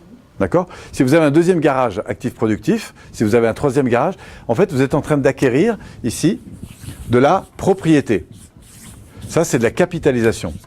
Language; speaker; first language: French; native; French